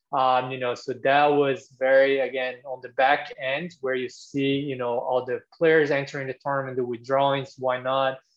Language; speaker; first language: English; non-native, fluent; Portuguese